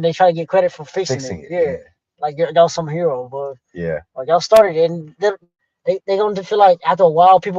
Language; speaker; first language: English; native; English